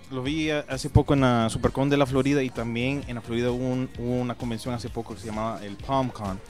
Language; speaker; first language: Spanish; native; Spanish